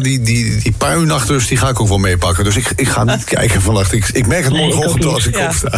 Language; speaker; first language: Dutch; native; Dutch